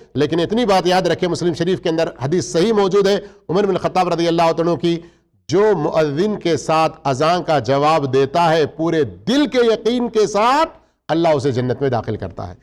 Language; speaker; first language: Urdu; native; Urdu